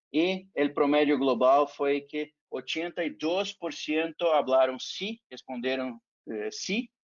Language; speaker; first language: Spanish; non-native, fluent; Portuguese